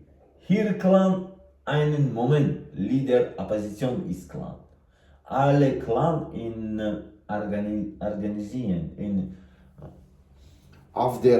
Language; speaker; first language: German; non-native, learner; Tajik